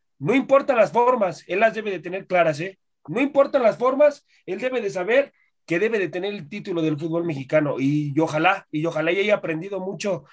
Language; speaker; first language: Spanish; native; Spanish